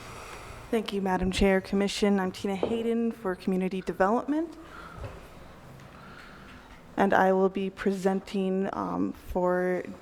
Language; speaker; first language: English; native; English